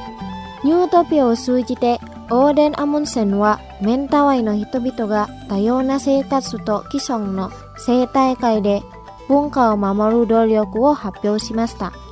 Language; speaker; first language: Japanese; non-native, fluent; Indonesian